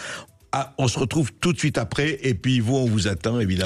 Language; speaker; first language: French; native; French